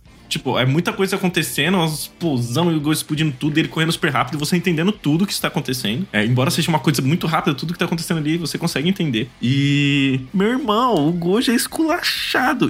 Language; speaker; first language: Portuguese; native; Portuguese